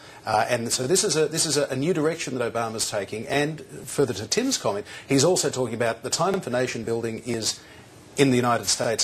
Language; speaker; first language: English; native; English